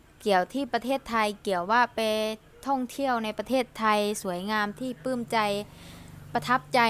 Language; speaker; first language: Thai; early bilingual, other home language; Lao